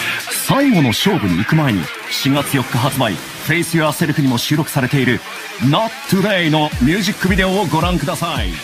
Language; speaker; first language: Japanese; native; Japanese